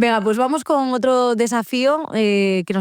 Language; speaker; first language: Spanish; native; Spanish